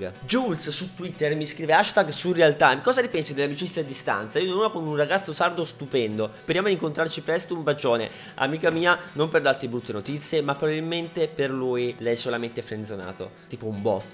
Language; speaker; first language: Italian; native; Italian